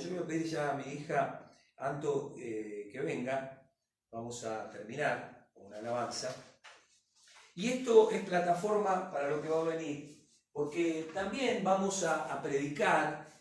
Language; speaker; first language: Spanish; native; Spanish